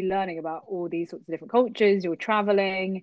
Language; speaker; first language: English; native; English